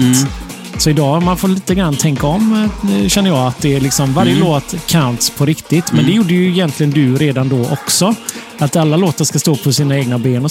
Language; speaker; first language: Swedish; native; Swedish